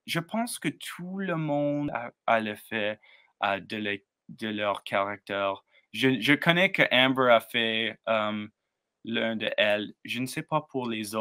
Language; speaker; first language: French; non-native, learner; English